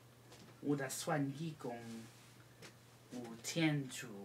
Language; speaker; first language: Chinese; non-native, learner; English